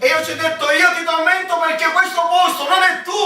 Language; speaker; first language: Italian; native; Italian